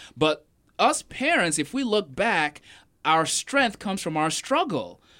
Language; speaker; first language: English; non-native, local second language; Yoruba